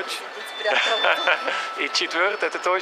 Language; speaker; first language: Russian; non-native, fluent; Dutch